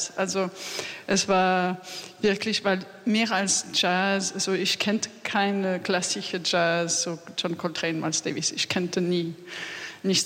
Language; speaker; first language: German; non-native, learner; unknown